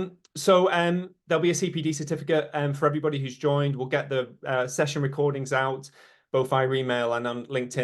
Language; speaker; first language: English; native; English